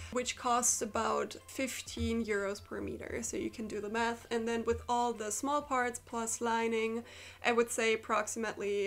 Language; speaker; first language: English; non-native, fluent; German